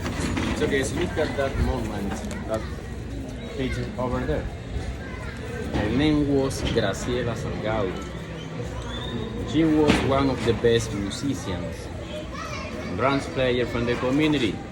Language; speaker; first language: English; non-native, fluent; Spanish